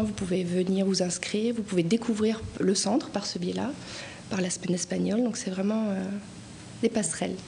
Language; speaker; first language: French; native; French